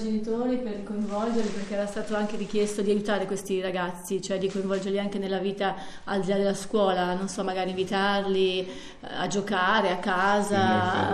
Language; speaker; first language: Italian; non-native, fluent; German